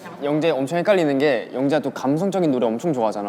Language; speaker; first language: Korean; native; Korean